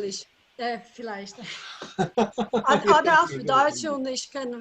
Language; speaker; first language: German; non-native, learner; Portuguese